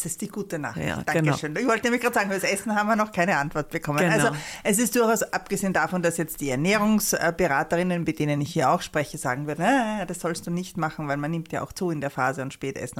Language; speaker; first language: German; native; German